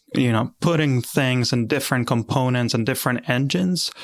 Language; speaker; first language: English; non-native, fluent; Spanish